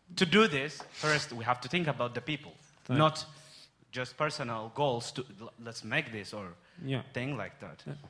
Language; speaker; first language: English; non-native, fluent; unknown